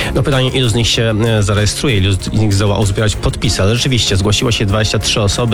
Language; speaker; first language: Polish; native; Polish